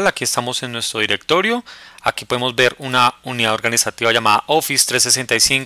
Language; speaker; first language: Spanish; native; Spanish